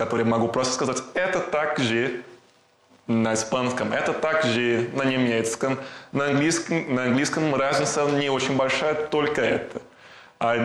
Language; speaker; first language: Russian; non-native, learner; Portuguese